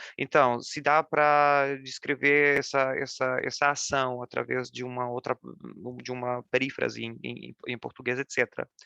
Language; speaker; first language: Portuguese; non-native, fluent; Polish